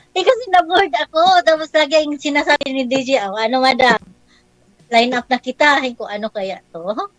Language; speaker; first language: Filipino; non-native, local second language; Cebuano